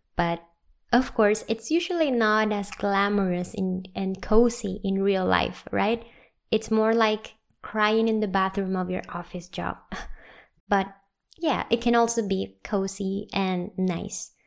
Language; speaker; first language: English; non-native, fluent; Spanish